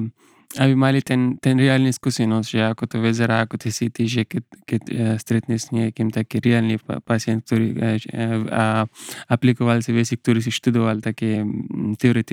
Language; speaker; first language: Slovak; non-native, learner; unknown